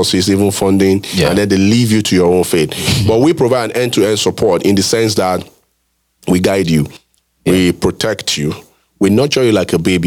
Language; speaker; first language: English; non-native, local second language; Yoruba